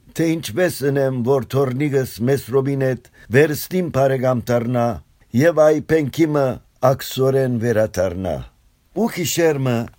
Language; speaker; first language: Armenian; early bilingual, heritage; Armenian